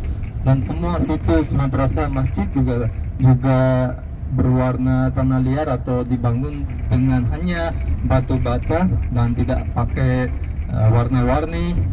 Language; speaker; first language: Indonesian; non-native, fluent; Uzbek